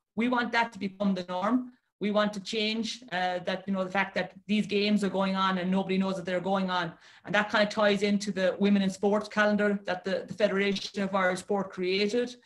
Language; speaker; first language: English; native; English